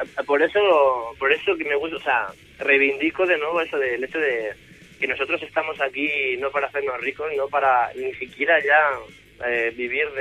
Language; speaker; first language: Spanish; native; Spanish